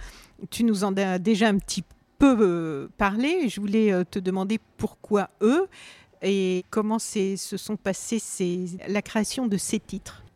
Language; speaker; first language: French; native; French